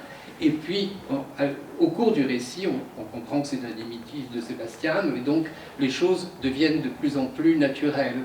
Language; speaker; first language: French; native; French